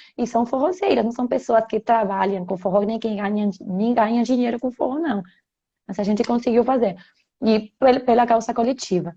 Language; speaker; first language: Portuguese; non-native, fluent; Spanish